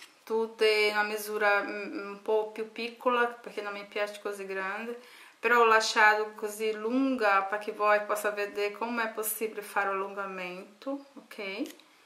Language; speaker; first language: Italian; non-native, learner; Portuguese